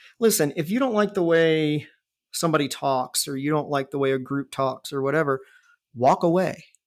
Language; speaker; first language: English; native; English